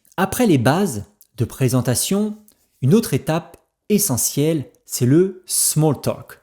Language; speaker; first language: French; native; French